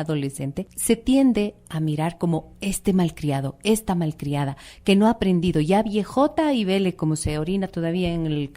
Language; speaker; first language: Spanish; native; Spanish